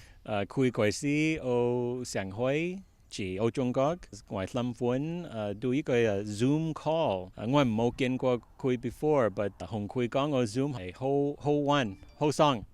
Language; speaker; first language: Cantonese; early bilingual, heritage; Cantonese